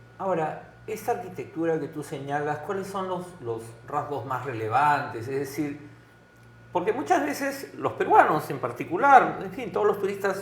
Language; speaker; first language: Spanish; native; Spanish